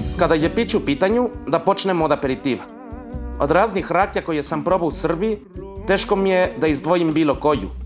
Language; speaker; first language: Serbian; non-native, fluent; Spanish